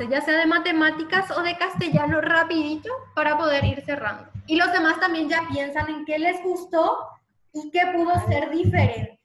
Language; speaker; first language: Spanish; native; Spanish